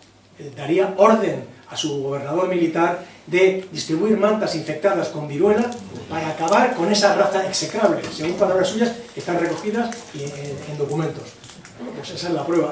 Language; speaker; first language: Spanish; native; Spanish